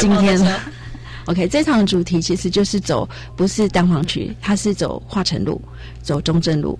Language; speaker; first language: Chinese; native; Chinese